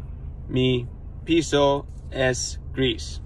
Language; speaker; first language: Spanish; non-native, learner; English